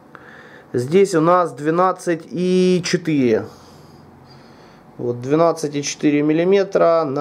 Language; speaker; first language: Russian; native; Russian